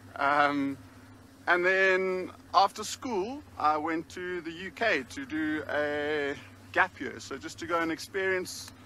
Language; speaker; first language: English; native; English